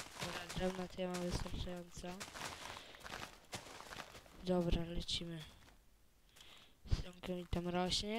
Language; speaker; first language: Polish; native; Polish